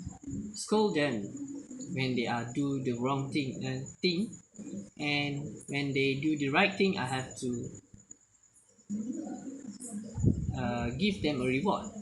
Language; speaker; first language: English; non-native, learner; Malay